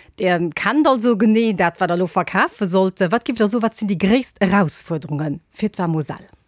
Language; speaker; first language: Luxembourgish; native; Luxembourgish